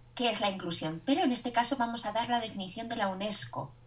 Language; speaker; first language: Spanish; native; Spanish